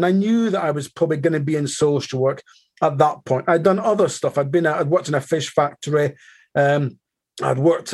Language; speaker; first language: English; native; English